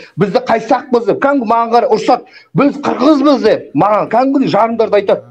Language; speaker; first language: Kazakh; native; Kazakh